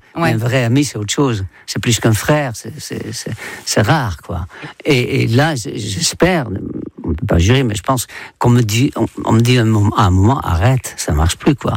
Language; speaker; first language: French; non-native, fluent; Dutch